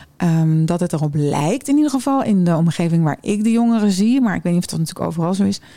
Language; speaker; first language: Dutch; early bilingual, other home language; German